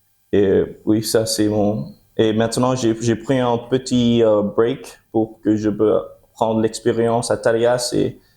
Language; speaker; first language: French; early bilingual, heritage; French